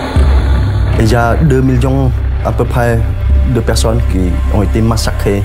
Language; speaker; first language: French; non-native, learner; Khmer